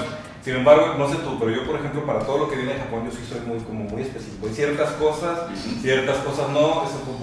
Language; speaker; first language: Spanish; native; Spanish